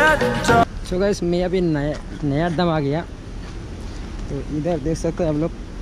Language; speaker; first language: Hindi; non-native, local second language; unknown